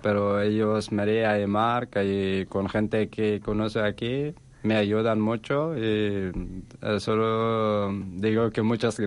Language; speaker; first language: Spanish; non-native, learner; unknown